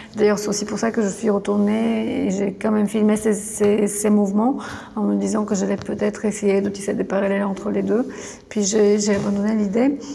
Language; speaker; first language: French; non-native, fluent; Bulgarian